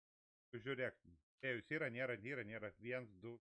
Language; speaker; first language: Lithuanian; native; Lithuanian